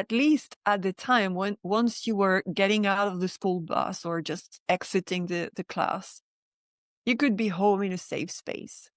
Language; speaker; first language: English; non-native, fluent; French